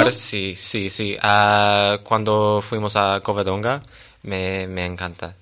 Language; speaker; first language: Spanish; non-native, learner; English